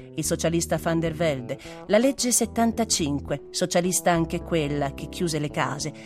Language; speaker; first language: Italian; native; Italian